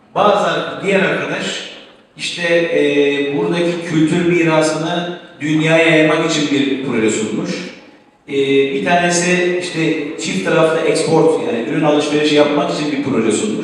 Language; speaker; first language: Turkish; native; Turkish